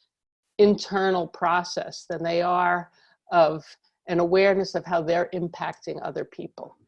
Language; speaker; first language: English; native; English